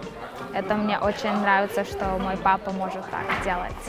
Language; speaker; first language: Russian; early bilingual, heritage; Russian